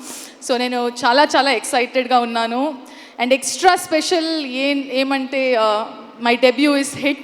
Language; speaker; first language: Telugu; non-native, learner; Kannada